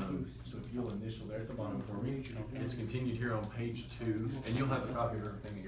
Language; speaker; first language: English; native; English